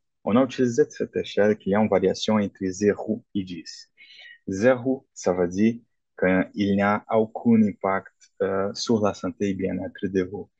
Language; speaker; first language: French; non-native, fluent; Portuguese